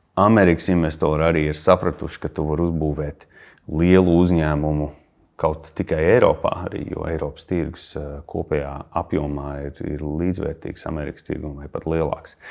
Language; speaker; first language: Latvian; early bilingual, heritage; Latvian